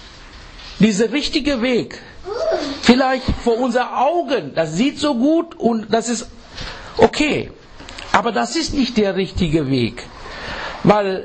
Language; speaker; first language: German; non-native, learner; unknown